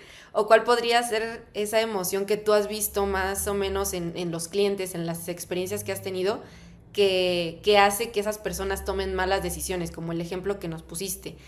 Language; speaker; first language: Spanish; native; Spanish